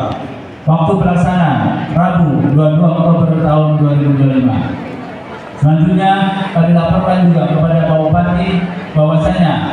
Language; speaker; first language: Indonesian; native; Indonesian